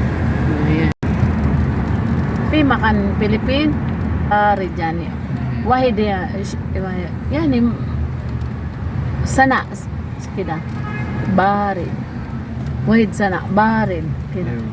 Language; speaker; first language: Arabic; non-native, learner; Filipino